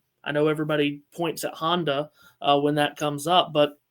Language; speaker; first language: English; native; English